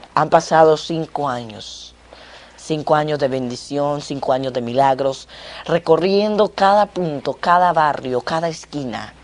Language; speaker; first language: Spanish; native; Spanish